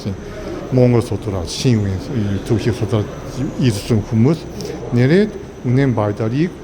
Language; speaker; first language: Mongolian; non-native, fluent; Japanese